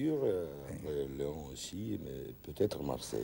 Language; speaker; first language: French; non-native, learner; Russian